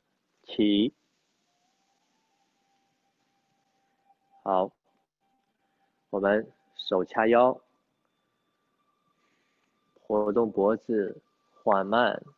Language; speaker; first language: Chinese; native; Chinese